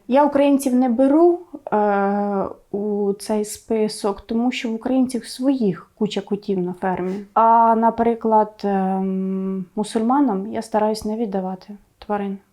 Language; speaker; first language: Ukrainian; native; Ukrainian